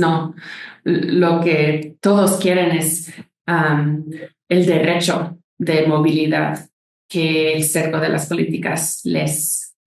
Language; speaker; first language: Spanish; non-native, fluent; English